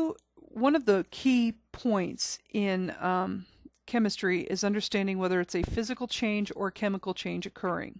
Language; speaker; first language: English; native; English